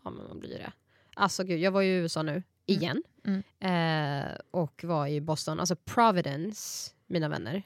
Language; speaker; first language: Swedish; native; Swedish